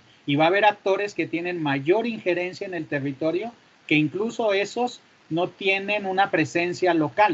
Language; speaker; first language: Spanish; native; Spanish